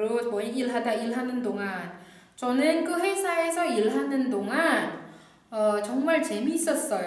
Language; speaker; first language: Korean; non-native, fluent; Indonesian